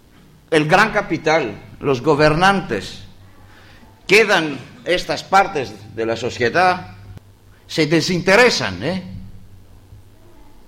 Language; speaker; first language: Spanish; non-native, learner; Greek